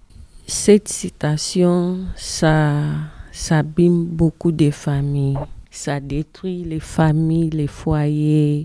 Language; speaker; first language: French; non-native, learner; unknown